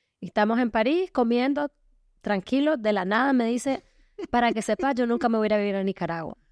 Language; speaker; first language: Spanish; native; Spanish